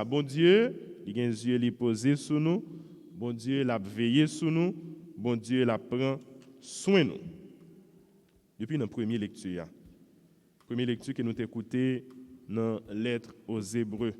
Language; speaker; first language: French; non-native, local second language; Haitian Creole